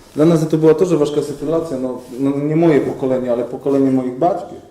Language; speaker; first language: Ukrainian; non-native, learner; Polish